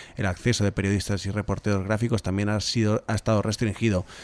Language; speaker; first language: Spanish; non-native, local second language; Catalan